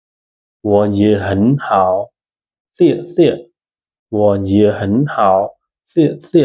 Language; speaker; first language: Chinese; non-native, fluent; Khmer